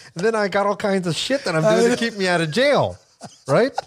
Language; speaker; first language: English; native; English